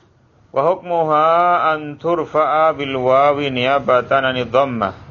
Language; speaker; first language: Arabic; non-native, fluent; Indonesian